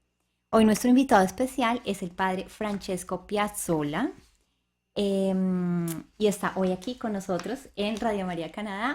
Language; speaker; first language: Spanish; native; Spanish